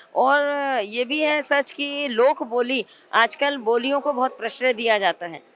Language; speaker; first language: Hindi; native; Hindi